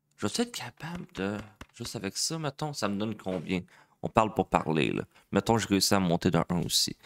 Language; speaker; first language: French; native; French